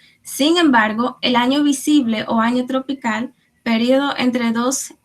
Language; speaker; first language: Spanish; native; Spanish